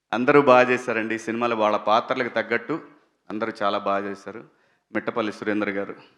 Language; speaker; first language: Telugu; native; Telugu